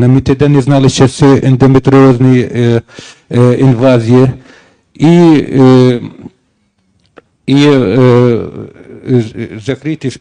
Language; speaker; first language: Ukrainian; non-native, learner; Arabic